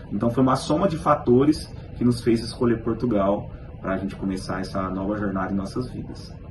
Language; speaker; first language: Portuguese; native; Portuguese